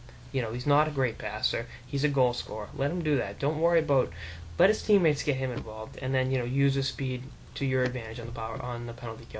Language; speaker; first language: English; native; English